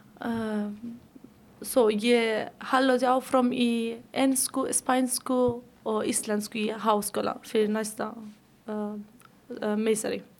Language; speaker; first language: Icelandic; non-native, learner; Persian